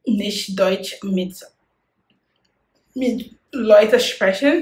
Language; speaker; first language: German; non-native, learner; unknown